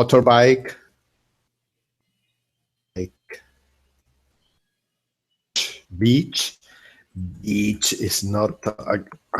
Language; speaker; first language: English; non-native, learner; Spanish